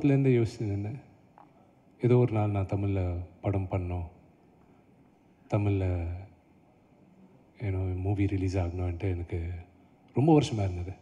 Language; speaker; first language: Tamil; non-native, local second language; Telugu